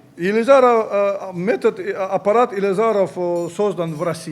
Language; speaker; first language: Russian; native; Russian